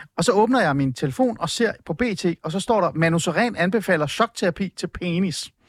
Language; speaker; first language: Danish; native; Danish